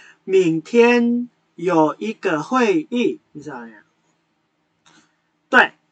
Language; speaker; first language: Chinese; non-native, fluent; Indonesian